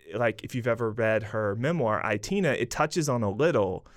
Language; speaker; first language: English; native; English